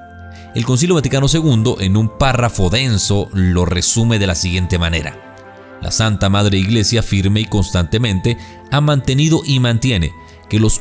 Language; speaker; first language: Spanish; native; Spanish